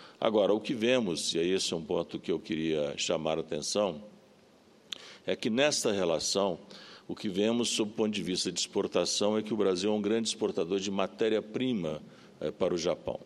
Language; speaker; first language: Portuguese; native; Portuguese